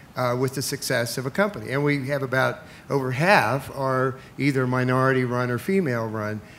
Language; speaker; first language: English; native; English